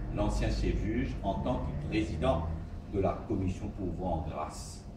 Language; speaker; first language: French; non-native, local second language; Morisyen